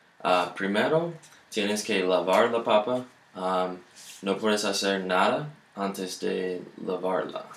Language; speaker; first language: Spanish; non-native, learner; English